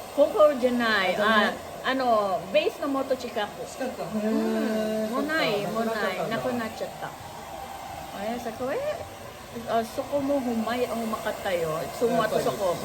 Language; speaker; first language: Japanese; non-native, learner; Filipino